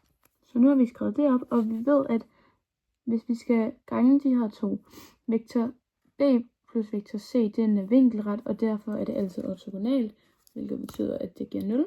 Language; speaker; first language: Danish; native; Danish